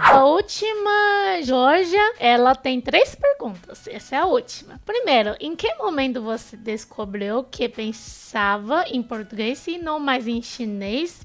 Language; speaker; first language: Portuguese; non-native, fluent; Chinese